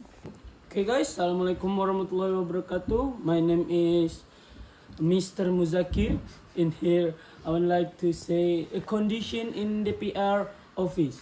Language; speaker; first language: English; non-native, learner; Indonesian